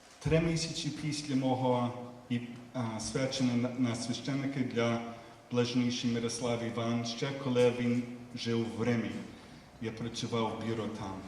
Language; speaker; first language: Ukrainian; early bilingual, heritage; Ukrainian